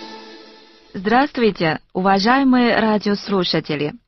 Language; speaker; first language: Russian; non-native, fluent; Chinese